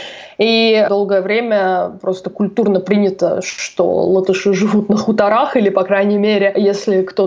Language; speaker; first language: Russian; native; Russian